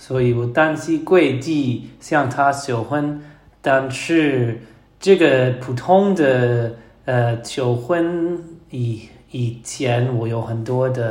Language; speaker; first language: Chinese; non-native, learner; English